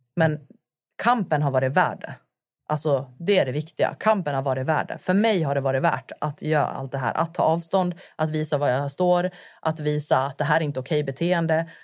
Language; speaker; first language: Swedish; early bilingual, other home language; Turoyo